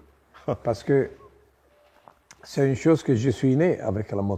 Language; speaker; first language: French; non-native, learner; Italian